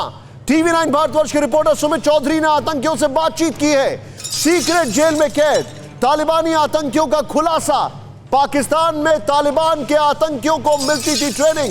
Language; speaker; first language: Hindi; native; Hindi